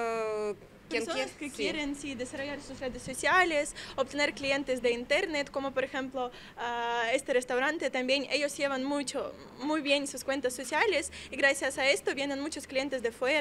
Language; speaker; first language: Spanish; non-native, learner; Russian